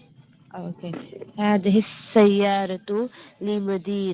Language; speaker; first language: Arabic; non-native, learner; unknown